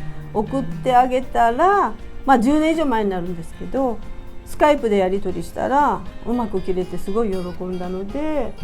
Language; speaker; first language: Japanese; native; Japanese